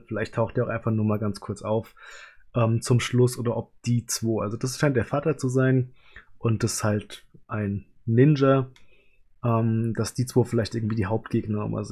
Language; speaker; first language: German; native; German